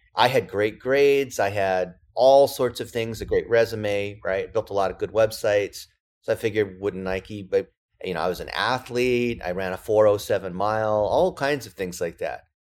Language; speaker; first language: English; early bilingual, other home language; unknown